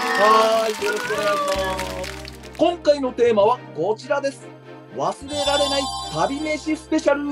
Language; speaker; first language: Japanese; native; Japanese